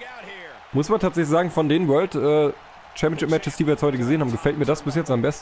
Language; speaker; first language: German; native; German